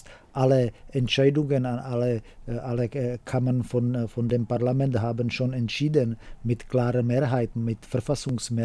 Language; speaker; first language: German; non-native, fluent; Czech